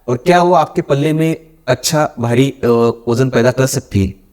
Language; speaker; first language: Hindi; non-native, local second language; Marathi